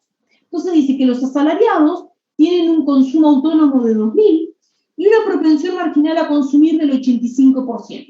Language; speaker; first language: Spanish; native; Spanish